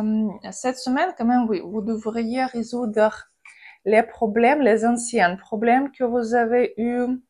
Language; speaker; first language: French; non-native, fluent; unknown